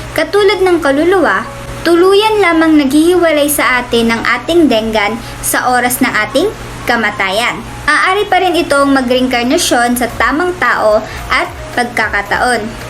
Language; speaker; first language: Filipino; non-native, local second language; Cebuano